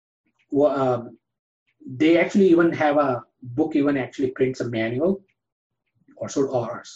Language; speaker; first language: English; non-native, local second language; Gujarati